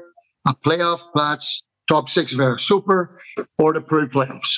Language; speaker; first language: German; non-native, fluent; English